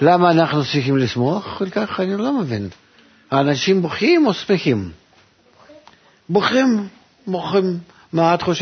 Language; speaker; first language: Hebrew; non-native, fluent; Russian